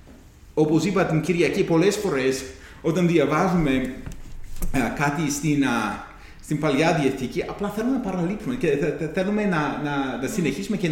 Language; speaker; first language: Greek; non-native, fluent; English